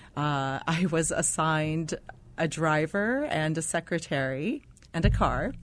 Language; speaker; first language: English; non-native, fluent; Arabic